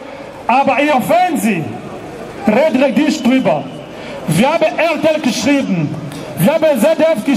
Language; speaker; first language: German; non-native, learner; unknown